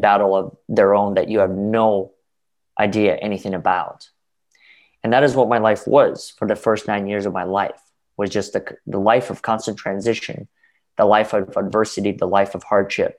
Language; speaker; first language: English; early bilingual, other home language; Russian